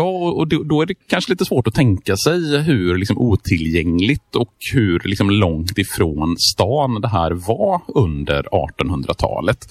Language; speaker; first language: Swedish; native; Swedish